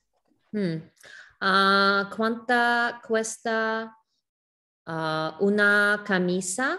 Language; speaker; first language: Spanish; non-native, learner; English